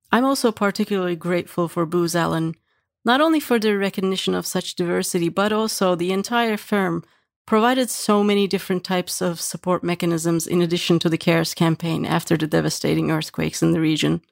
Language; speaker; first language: English; non-native, fluent; Turkish